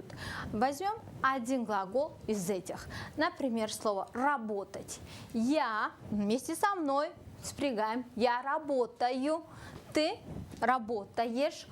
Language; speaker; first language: Russian; non-native, local second language; Kyrgyz